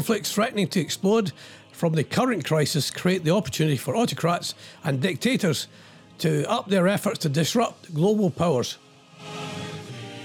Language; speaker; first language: English; native; English